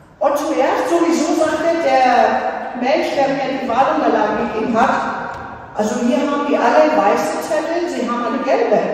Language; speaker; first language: German; non-native, fluent; Greek